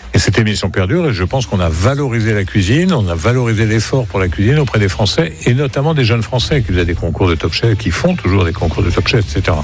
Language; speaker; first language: French; native; French